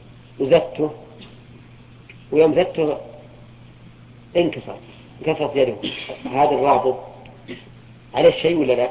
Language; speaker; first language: Arabic; native; Arabic